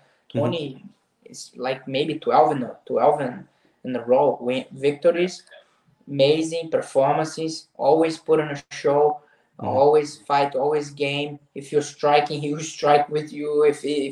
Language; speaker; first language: English; non-native, fluent; Portuguese